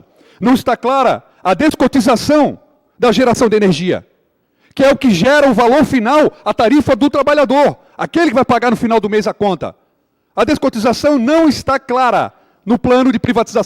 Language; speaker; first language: Portuguese; native; Portuguese